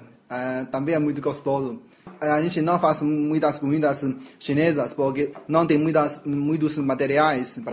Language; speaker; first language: Portuguese; non-native, learner; Chinese